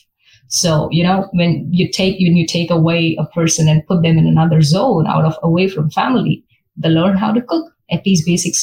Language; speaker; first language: English; non-native, local second language; Malayalam